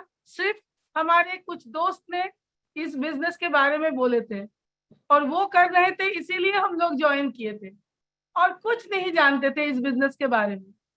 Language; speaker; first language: Hindi; non-native, local second language; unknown